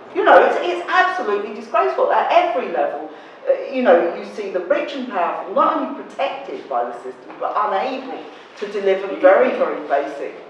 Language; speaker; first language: English; native; English